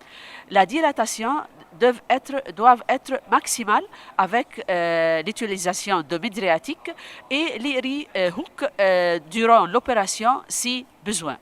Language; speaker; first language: French; non-native, local second language; Arabic